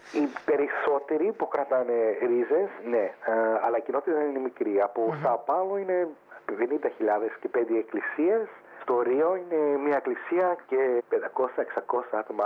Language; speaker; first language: Greek; early bilingual, heritage; Greek